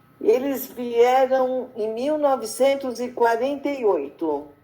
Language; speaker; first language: Portuguese; early bilingual, other home language; Arabic